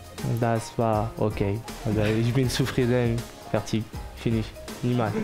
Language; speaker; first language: German; non-native, learner; French